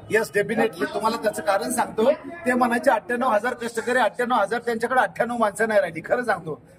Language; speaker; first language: Marathi; native; Marathi